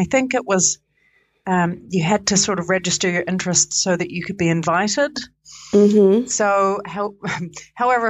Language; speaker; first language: English; native; English